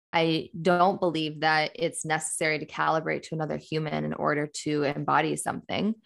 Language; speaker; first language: English; native; English